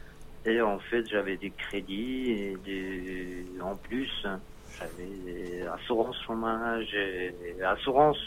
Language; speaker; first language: French; non-native, learner; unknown